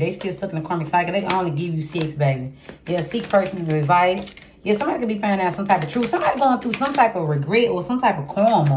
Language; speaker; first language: English; native; English